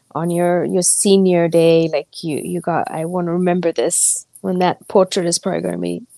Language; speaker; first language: English; non-native, local second language; Gujarati